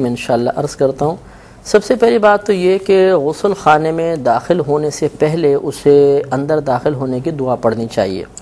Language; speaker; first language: Urdu; native; Urdu